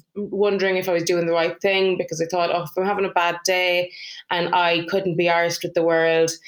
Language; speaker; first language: English; native; English